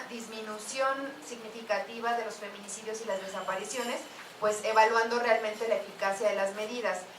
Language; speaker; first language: Spanish; native; Spanish